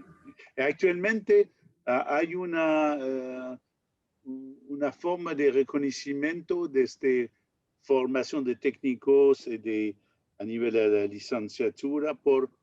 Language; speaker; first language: Spanish; non-native, fluent; French